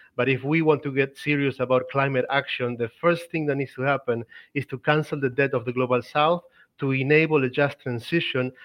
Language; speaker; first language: English; non-native, fluent; Spanish